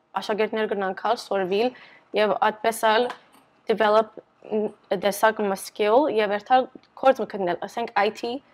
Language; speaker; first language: Armenian; early bilingual, heritage; Armenian